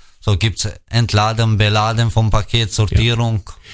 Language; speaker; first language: German; non-native, learner; Albanian